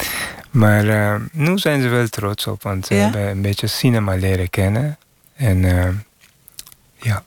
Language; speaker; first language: Dutch; non-native, fluent; Persian